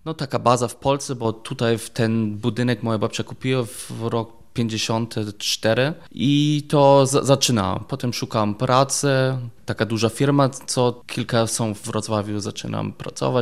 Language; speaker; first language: Polish; non-native, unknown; German